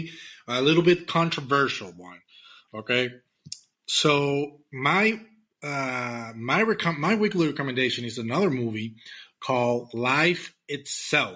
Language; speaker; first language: English; non-native, fluent; Spanish